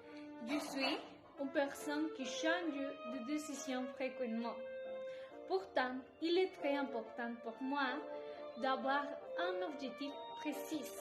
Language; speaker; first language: French; non-native, learner; Spanish